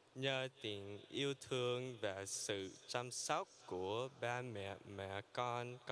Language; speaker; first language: Vietnamese; early bilingual, other home language; English